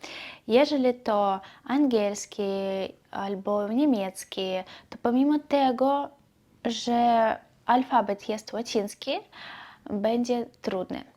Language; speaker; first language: Polish; non-native, learner; Belarusian